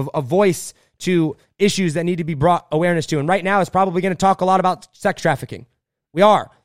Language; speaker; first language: English; native; English